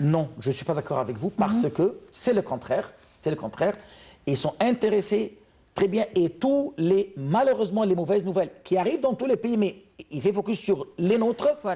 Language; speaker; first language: French; non-native, fluent; Arabic